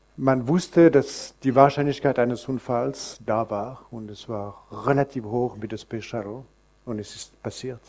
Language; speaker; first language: German; non-native, local second language; French